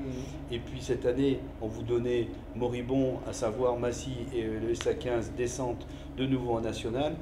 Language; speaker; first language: French; native; French